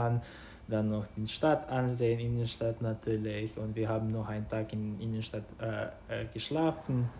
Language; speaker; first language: German; non-native, fluent; Croatian